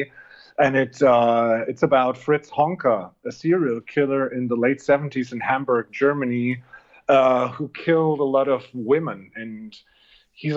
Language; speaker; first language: English; non-native, fluent; German